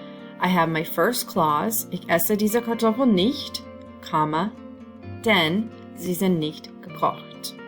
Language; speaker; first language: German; non-native, fluent; English